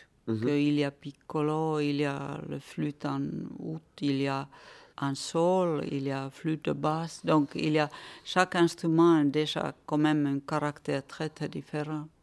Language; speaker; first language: French; non-native, fluent; Finnish